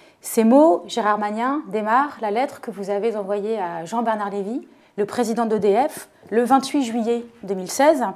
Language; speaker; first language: French; native; French